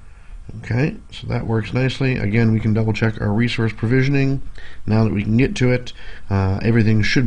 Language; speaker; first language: English; native; English